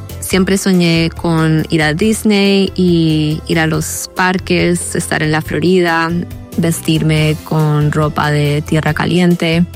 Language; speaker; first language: Spanish; early bilingual, heritage; Spanish